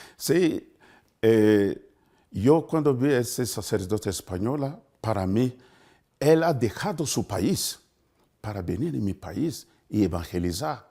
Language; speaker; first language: Spanish; non-native, fluent; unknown